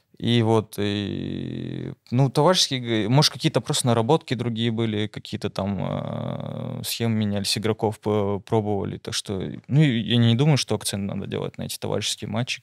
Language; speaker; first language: Russian; native; Russian